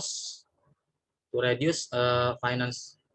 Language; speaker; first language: English; non-native, learner; Indonesian